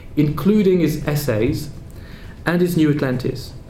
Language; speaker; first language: English; non-native, fluent; French